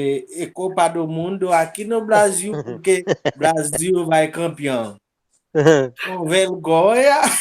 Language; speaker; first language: Portuguese; non-native, local second language; Haitian Creole